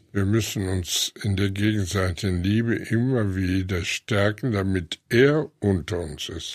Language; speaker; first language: German; native; German